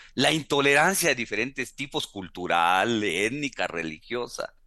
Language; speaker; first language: Spanish; native; Spanish